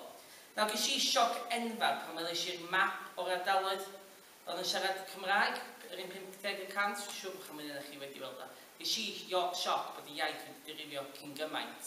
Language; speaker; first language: Welsh; native; Welsh